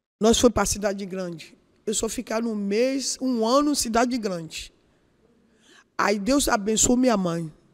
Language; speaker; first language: Portuguese; non-native, learner; Yoruba